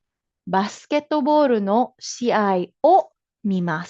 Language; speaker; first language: Japanese; non-native, fluent; Filipino